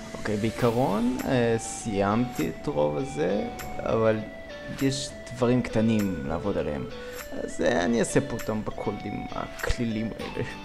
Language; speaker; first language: Hebrew; native; Hebrew